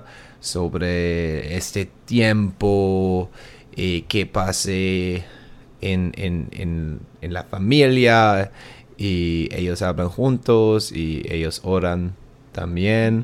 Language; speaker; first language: Spanish; non-native, learner; German